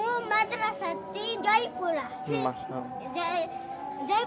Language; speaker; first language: Arabic; non-native, learner; Bangla